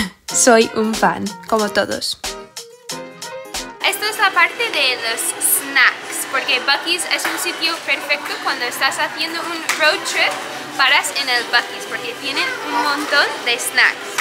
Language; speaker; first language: Spanish; non-native, fluent; English